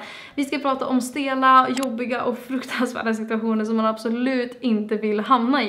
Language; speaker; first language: Swedish; native; Swedish